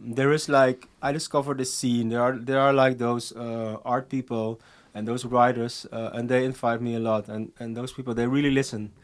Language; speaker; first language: English; non-native, fluent; Dutch